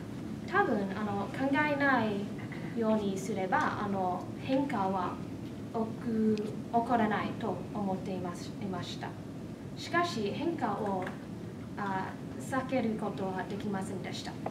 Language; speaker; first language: Japanese; non-native, fluent; English